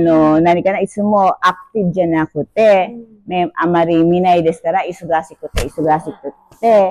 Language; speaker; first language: Japanese; non-native, learner; Filipino